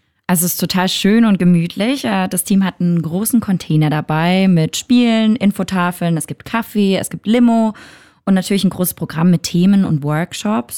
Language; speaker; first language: German; native; German